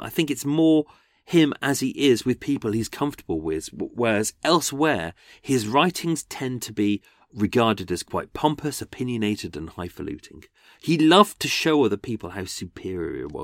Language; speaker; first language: English; native; English